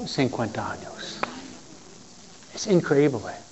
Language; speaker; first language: Spanish; non-native, fluent; English